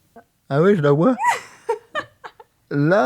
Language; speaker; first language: French; native; French